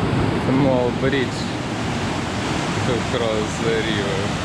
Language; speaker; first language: English; non-native, learner; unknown